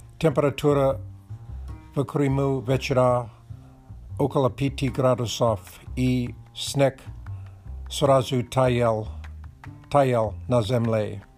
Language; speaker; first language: Russian; non-native, learner; English